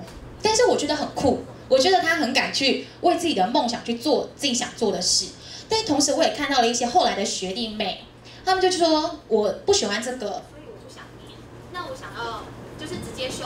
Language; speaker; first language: Chinese; native; Chinese